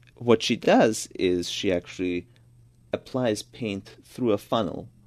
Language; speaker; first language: English; non-native, fluent; Georgian